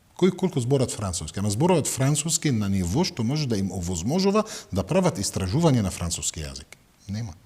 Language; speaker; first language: Macedonian; non-native, fluent; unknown